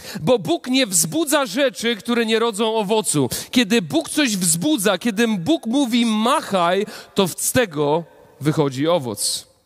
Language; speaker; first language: Polish; native; Polish